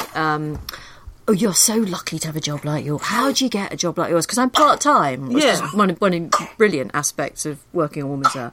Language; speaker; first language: English; native; English